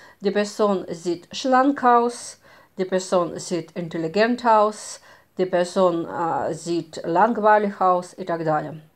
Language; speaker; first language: German; non-native, fluent; Russian